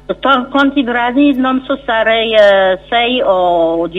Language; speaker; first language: Italian; non-native, fluent; French